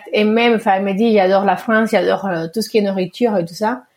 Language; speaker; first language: French; early bilingual, other home language; Spanish